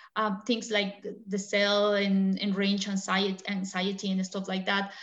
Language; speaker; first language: English; non-native, fluent; Spanish